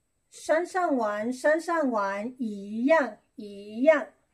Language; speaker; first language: Chinese; non-native, learner; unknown